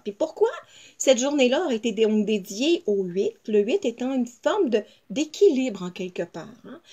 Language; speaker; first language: French; native; French